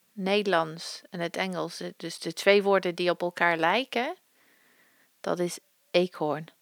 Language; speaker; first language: Dutch; non-native, fluent; English